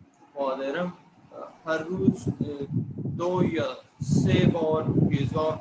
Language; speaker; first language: Persian; non-native, learner; Urdu